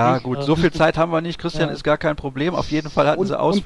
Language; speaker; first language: German; native; German